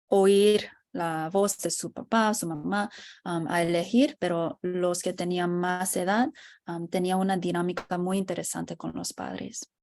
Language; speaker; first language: Spanish; non-native, fluent; English